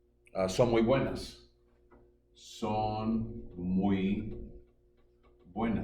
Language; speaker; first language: Spanish; non-native, fluent; English